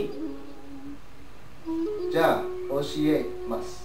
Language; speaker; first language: Japanese; non-native, learner; English